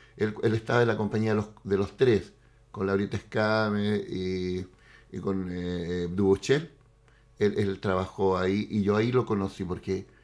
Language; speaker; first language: Spanish; native; Spanish